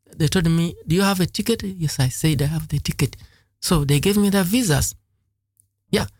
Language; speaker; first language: English; non-native, local second language; Ganda